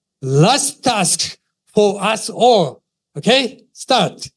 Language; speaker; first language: English; non-native, fluent; Japanese